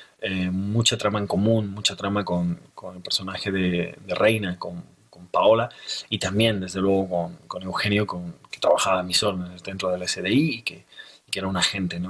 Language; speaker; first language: Spanish; native; Spanish